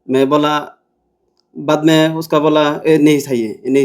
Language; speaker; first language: Hindi; non-native, learner; Bangla